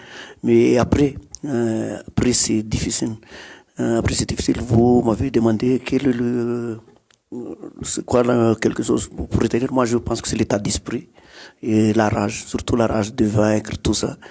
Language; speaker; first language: French; non-native, local second language; Malagasy